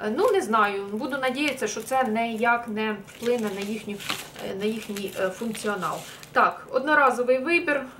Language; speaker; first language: Ukrainian; non-native, local second language; Russian